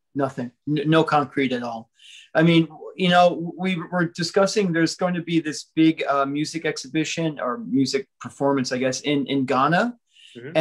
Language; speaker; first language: English; native; English